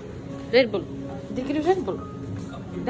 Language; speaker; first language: Swedish; early bilingual, other home language; Somali